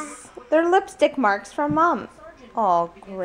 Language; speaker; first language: English; native; English